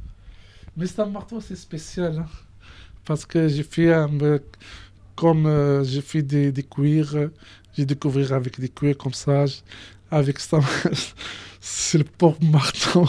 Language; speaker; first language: French; non-native, learner; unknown